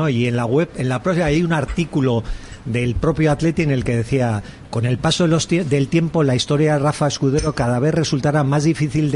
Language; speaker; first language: Spanish; native; Spanish